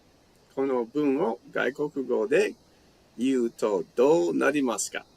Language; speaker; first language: Japanese; non-native, learner; English